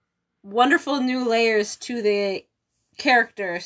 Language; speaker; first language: English; native; English